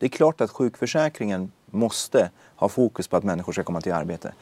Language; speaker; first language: Swedish; early bilingual, other home language; Persian